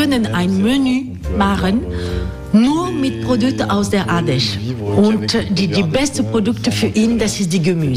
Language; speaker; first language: German; non-native, learner; French